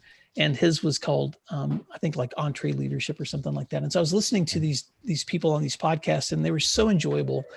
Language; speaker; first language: English; native; English